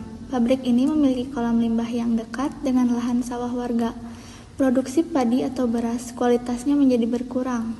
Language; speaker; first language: Indonesian; native; Indonesian